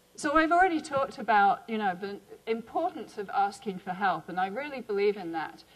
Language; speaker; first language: English; native; English